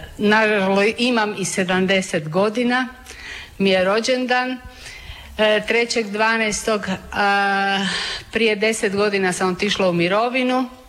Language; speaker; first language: Serbian; native; Serbian